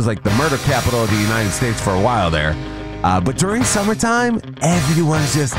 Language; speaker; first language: English; native; English